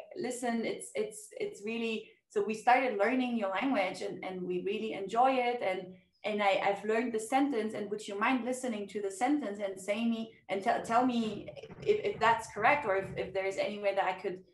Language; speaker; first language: English; non-native, fluent; German